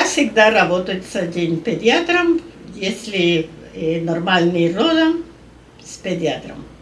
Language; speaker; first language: Russian; non-native, learner; Spanish